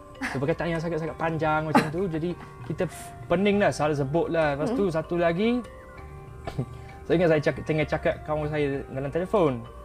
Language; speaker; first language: Malay; non-native, fluent; English